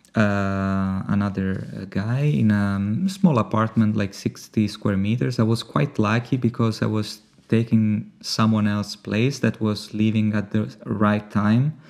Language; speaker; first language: English; non-native, fluent; Italian